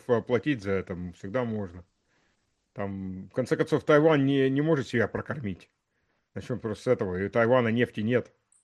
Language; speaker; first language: Russian; early bilingual, heritage; Russian